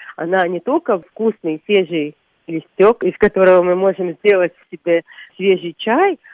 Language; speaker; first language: Russian; non-native, local second language; Latvian